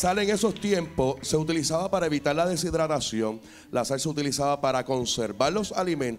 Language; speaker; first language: Spanish; native; Spanish